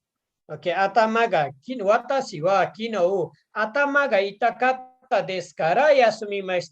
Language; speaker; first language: Japanese; non-native, fluent; Nepali